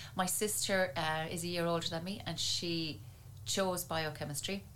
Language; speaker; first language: English; native; English